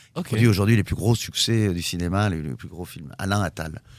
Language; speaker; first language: French; native; French